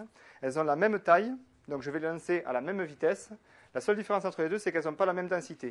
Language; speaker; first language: French; native; French